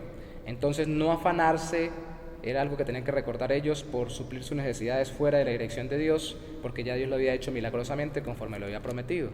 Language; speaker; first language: Spanish; native; Spanish